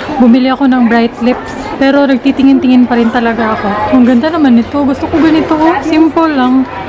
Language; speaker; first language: Filipino; non-native, local second language; Cebuano